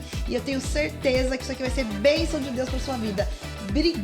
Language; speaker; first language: Portuguese; native; Portuguese